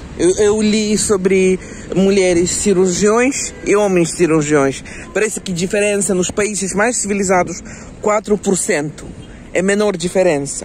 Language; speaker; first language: Portuguese; non-native, learner; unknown